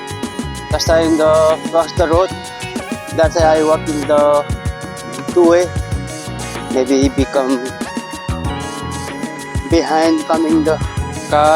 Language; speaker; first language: English; non-native, learner; Nepali